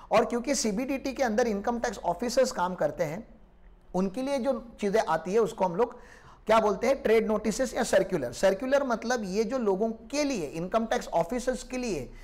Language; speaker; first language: Hindi; non-native, local second language; Marathi